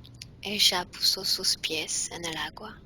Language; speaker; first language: Spanish; non-native, fluent; French